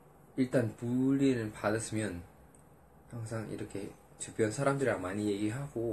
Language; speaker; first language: Korean; non-native, learner; Indonesian